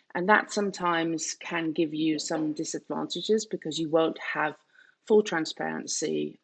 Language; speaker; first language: English; non-native, fluent; Danish